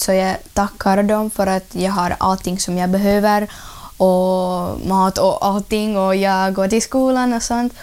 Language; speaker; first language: Swedish; non-native, learner; Russian